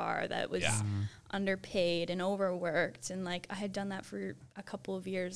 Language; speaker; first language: English; native; English